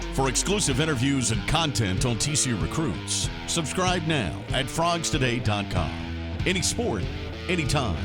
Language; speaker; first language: English; native; English